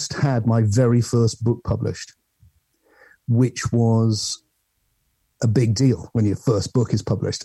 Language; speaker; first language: English; native; English